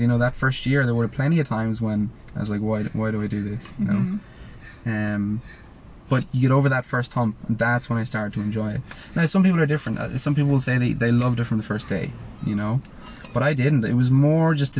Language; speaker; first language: English; native; English